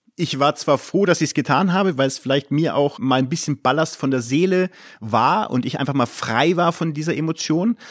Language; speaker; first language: German; native; German